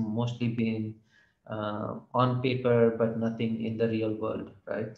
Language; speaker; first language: English; non-native, local second language; Telugu